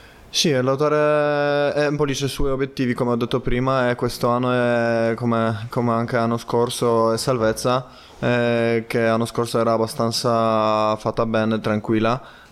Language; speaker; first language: Italian; non-native, fluent; Polish